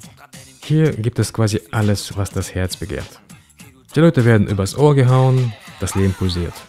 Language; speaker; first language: German; native; German